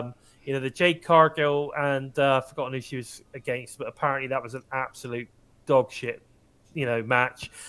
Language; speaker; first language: English; native; English